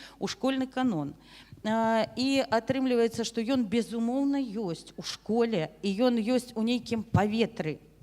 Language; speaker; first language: Belarusian; non-native, local second language; Russian